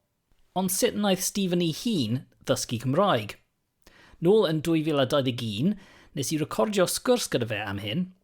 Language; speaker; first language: Welsh; non-native, local second language; English